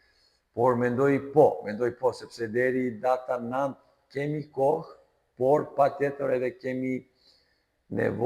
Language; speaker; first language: Albanian; non-native, fluent; Serbian